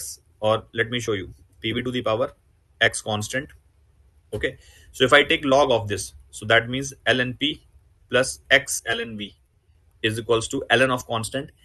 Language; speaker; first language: English; non-native, local second language; Hindi